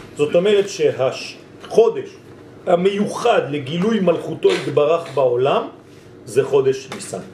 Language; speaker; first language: Hebrew; non-native, fluent; French